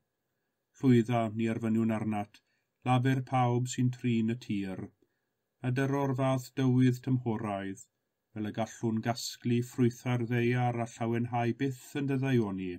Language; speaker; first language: Welsh; native; Welsh